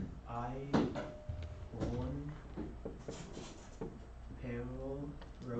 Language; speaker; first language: Spanish; non-native, learner; English